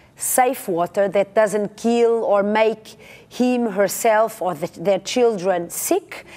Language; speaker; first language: English; non-native, fluent; Portuguese